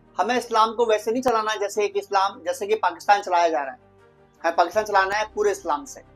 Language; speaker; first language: Hindi; native; Hindi